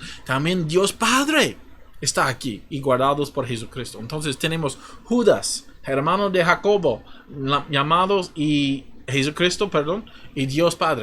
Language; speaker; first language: Spanish; non-native, fluent; English